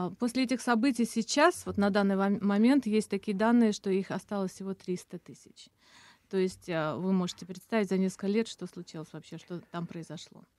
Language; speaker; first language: Russian; non-native, local second language; Assyrian Neo-Aramaic